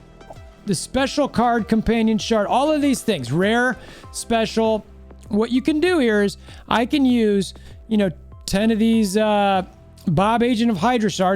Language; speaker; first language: English; native; English